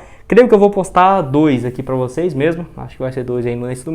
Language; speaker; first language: Portuguese; native; Portuguese